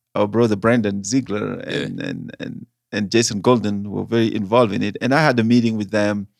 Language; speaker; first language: English; non-native, fluent; Wolof